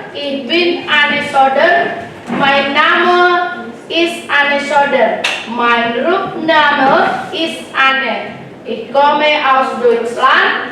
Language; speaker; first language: German; non-native, learner; Indonesian